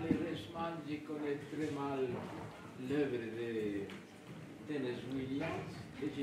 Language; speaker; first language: French; non-native, fluent; Spanish